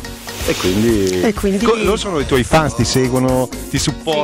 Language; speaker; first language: Italian; native; Italian